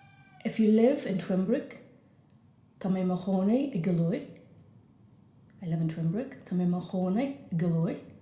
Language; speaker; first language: Irish; non-native, fluent; English